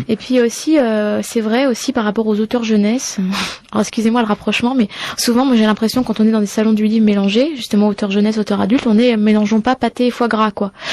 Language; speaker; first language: French; native; French